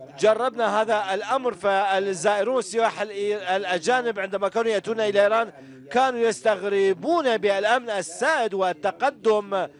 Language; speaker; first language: Arabic; non-native, fluent; Persian